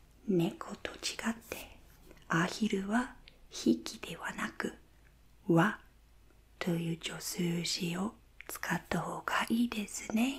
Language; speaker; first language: Japanese; non-native, fluent; English